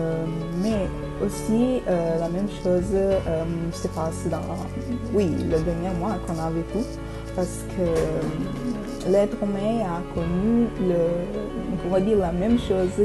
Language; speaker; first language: French; non-native, learner; Italian